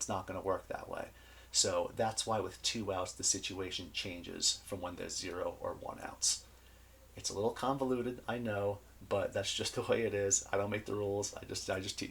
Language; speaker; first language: English; native; English